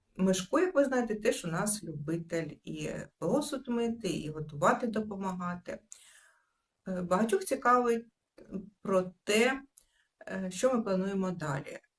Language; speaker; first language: Ukrainian; native; Ukrainian